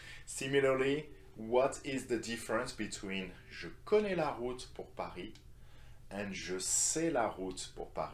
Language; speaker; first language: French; non-native, fluent; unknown